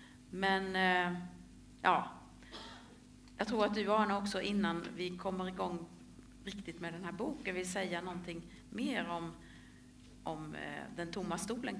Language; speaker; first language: Swedish; native; Swedish